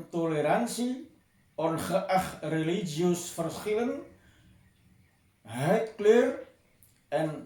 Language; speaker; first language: Dutch; non-native, fluent; Indonesian